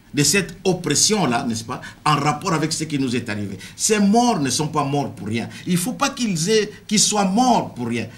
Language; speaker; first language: French; non-native, local second language; Kongo